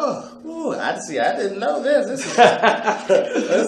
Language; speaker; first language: English; native; English